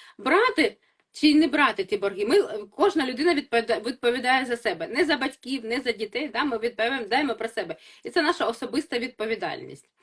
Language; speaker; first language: Ukrainian; native; Ukrainian